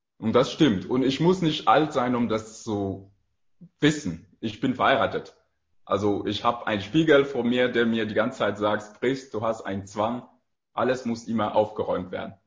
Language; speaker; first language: German; non-native, fluent; French